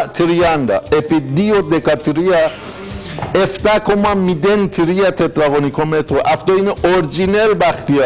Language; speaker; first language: Greek; non-native, learner; Persian